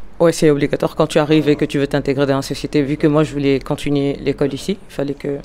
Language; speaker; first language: French; non-native, local second language; Lingala